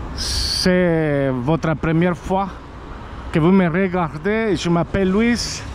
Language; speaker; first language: French; non-native, learner; Spanish